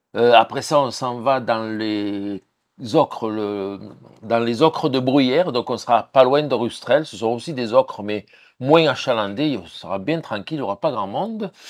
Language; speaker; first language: French; native; French